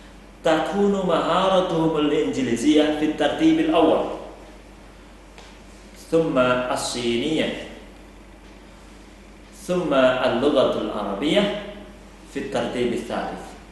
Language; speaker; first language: Arabic; non-native, fluent; Indonesian